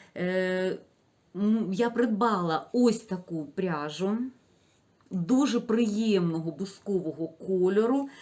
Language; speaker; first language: Ukrainian; non-native, local second language; Russian